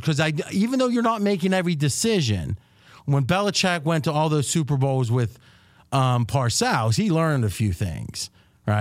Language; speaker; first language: English; native; English